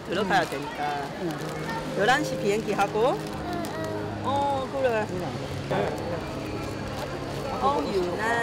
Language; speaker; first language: Korean; non-native, learner; Chinese